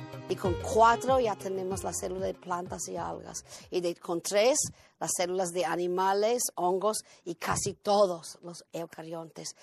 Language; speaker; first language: Spanish; non-native, fluent; English